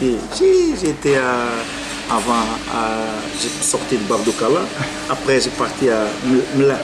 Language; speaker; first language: French; non-native, fluent; Portuguese